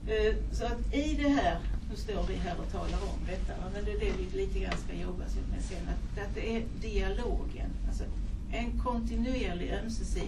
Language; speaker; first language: Swedish; native; Swedish